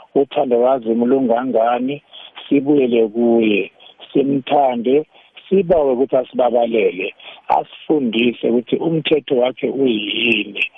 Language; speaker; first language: Zulu; non-native, local second language; South Ndebele